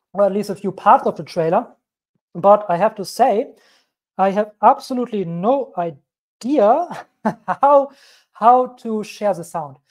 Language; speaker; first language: English; non-native, fluent; German